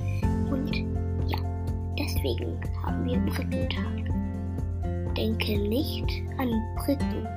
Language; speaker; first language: German; non-native, learner; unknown